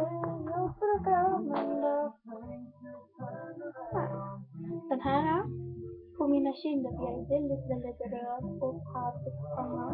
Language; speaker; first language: Swedish; non-native, learner; Korean